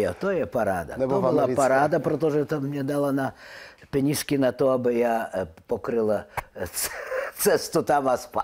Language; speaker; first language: Czech; non-native, learner; Russian